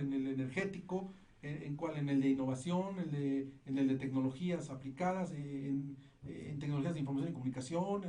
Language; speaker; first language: Spanish; native; Spanish